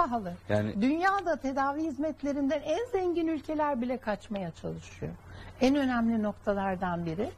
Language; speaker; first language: Turkish; native; Turkish